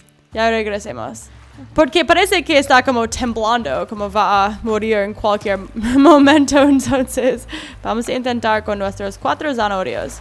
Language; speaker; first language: Spanish; non-native, learner; English